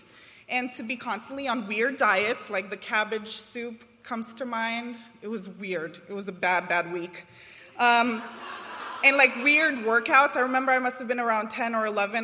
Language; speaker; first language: English; non-native, fluent; Romanian